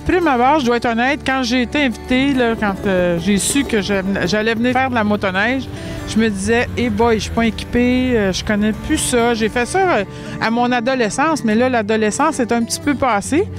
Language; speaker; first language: French; native; French